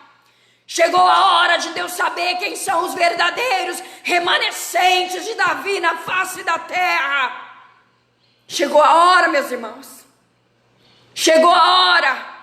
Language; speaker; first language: Portuguese; native; Portuguese